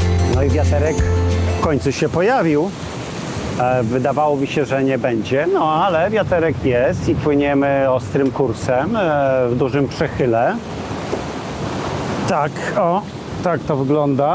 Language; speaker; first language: Polish; native; Polish